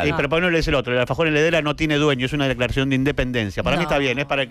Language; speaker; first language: Spanish; native; Spanish